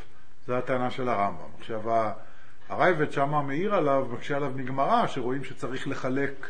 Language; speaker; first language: Hebrew; native; Hebrew